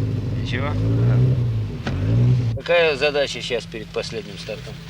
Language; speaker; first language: Russian; native; Russian